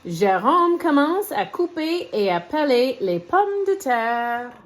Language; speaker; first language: French; non-native, fluent; English